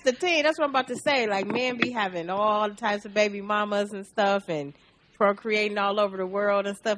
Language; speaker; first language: English; native; English